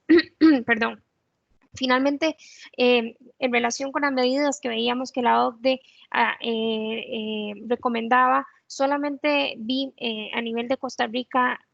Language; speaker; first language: Spanish; native; Spanish